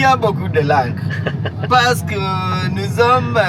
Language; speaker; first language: French; non-native, learner; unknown